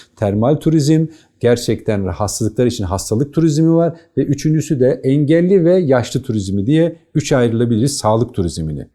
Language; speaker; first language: Turkish; native; Turkish